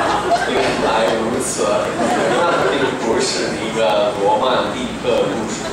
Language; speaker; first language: Chinese; non-native, fluent; English